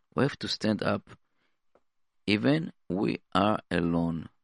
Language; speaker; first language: English; non-native, fluent; Hebrew